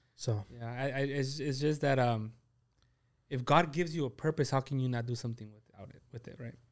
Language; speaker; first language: English; early bilingual, other home language; Spanish